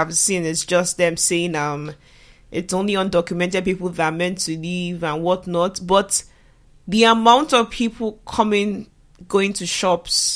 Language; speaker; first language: English; non-native, local second language; Igbo